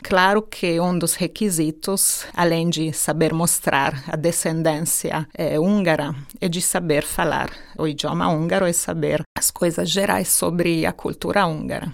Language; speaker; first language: Portuguese; non-native, fluent; Hungarian